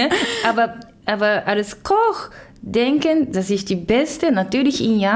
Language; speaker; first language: German; non-native, learner; Japanese